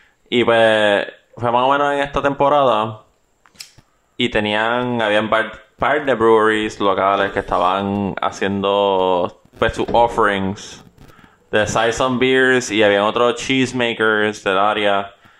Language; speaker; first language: Spanish; native; Spanish